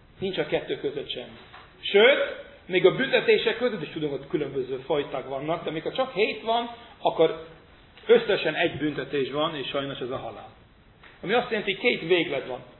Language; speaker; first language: Hungarian; non-native, fluent; English